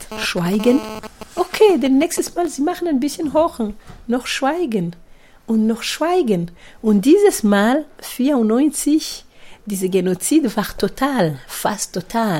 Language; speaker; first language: German; non-native, fluent; Kinyarwanda